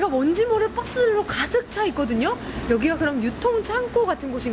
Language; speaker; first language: Korean; native; Korean